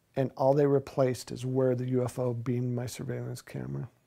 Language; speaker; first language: English; native; English